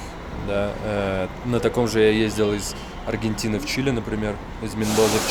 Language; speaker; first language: Russian; native; Russian